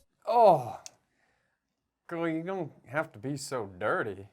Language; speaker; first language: English; native; English